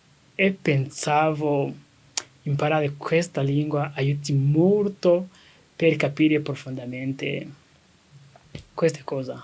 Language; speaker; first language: Italian; non-native, learner; Kinyarwanda